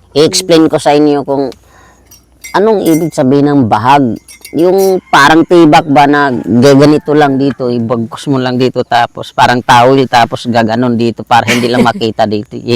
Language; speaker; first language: Filipino; non-native, local second language; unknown